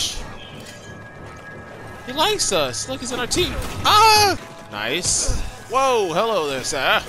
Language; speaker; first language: English; native; English